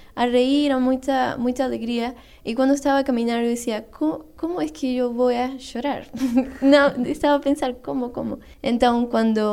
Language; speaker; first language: Portuguese; non-native, learner; Spanish